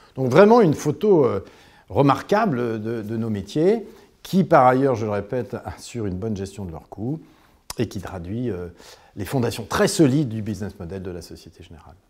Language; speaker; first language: French; native; French